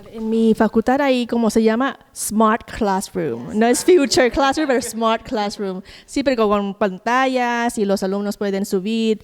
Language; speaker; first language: Spanish; non-native, fluent; Thai